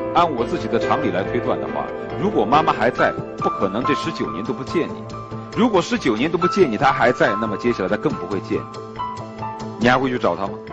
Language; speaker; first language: Chinese; native; Chinese